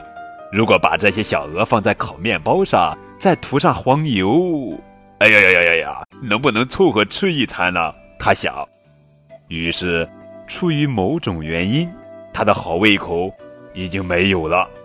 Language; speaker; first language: Chinese; native; Chinese